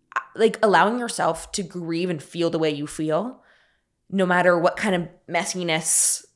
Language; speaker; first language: English; native; English